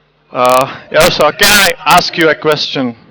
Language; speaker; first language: English; non-native, fluent; Czech